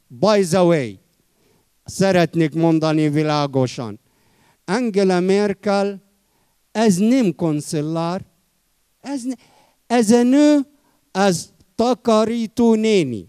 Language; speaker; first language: Hungarian; non-native, fluent; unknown